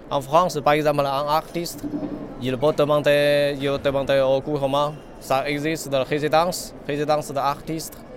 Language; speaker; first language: French; non-native, learner; Chinese